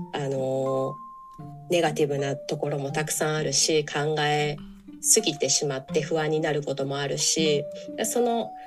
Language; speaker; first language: Japanese; early bilingual, other home language; English